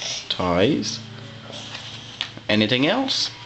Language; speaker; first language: English; non-native, local second language; French